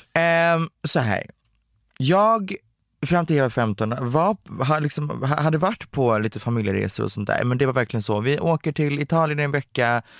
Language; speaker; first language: Swedish; native; Swedish